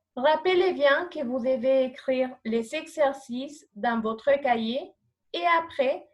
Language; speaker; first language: French; non-native, fluent; Spanish